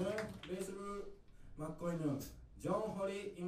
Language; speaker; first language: Korean; non-native, learner; Japanese